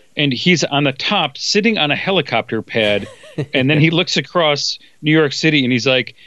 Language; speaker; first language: English; native; English